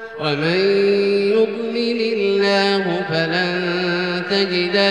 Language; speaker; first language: Arabic; native; Arabic